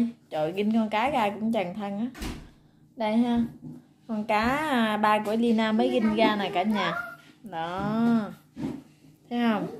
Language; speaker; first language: Vietnamese; native; Vietnamese